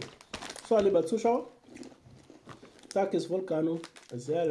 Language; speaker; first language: German; non-native, fluent; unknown